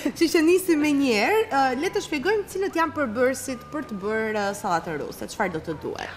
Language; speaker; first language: Albanian; native; Albanian